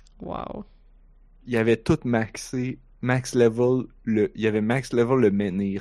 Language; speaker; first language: French; native; French